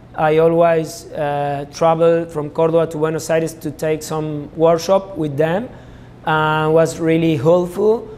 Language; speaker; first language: English; non-native, fluent; Spanish